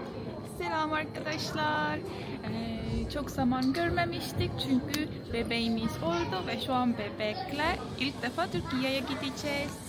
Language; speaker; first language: Turkish; non-native, learner; Estonian